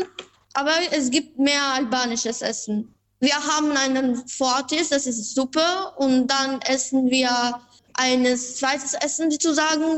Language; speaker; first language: German; non-native, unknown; Albanian